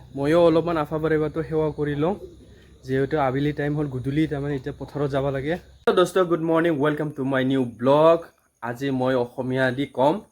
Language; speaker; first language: Assamese; non-native, local second language; Bodo